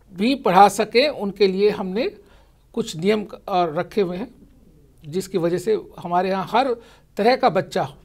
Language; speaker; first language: Hindi; native; Hindi